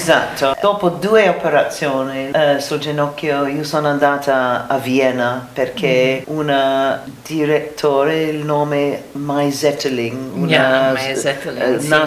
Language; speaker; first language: Italian; non-native, learner; English